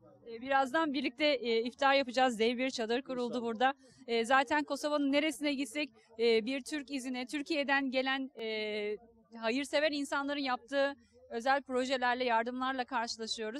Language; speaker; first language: Turkish; native; Turkish